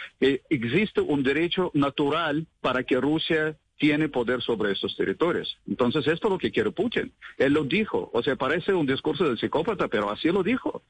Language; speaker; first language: Spanish; non-native, fluent; Russian